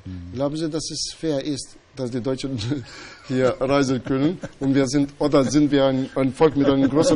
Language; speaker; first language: German; non-native, fluent; Albanian